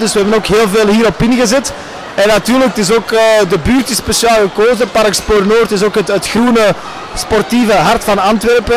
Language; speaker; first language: Dutch; native; Dutch